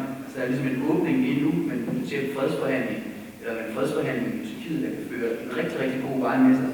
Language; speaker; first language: Danish; native; Danish